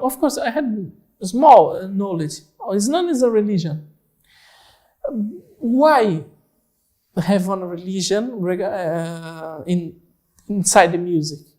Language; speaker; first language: English; non-native, learner; Portuguese